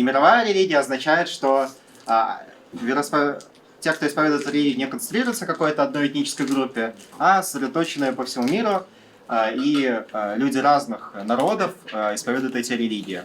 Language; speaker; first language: Russian; native; Russian